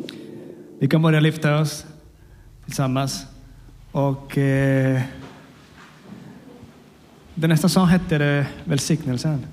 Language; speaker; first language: Swedish; non-native, learner; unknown